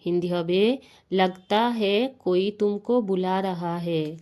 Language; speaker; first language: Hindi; non-native, local second language; Bangla